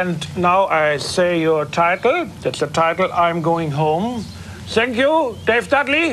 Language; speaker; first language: English; non-native, learner; German